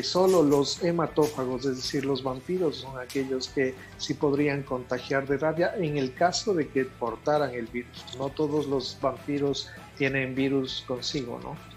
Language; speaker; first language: Spanish; native; Spanish